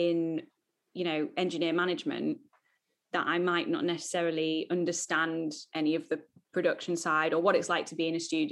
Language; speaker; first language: English; native; English